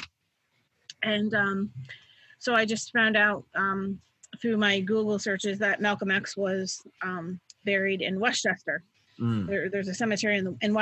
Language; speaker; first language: English; native; English